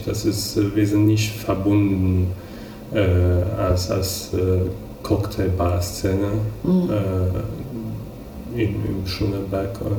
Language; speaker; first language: German; non-native, fluent; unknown